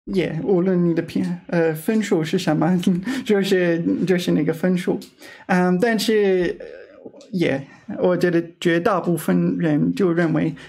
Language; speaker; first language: Chinese; non-native, fluent; English